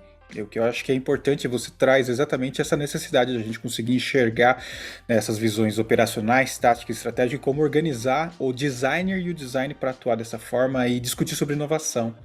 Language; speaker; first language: Portuguese; native; Portuguese